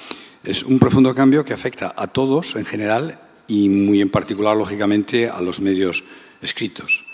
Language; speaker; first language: Spanish; native; Spanish